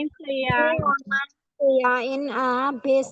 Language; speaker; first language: English; non-native, learner; Burmese